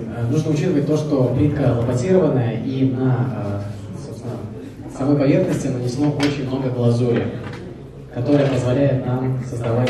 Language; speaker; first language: Russian; native; Russian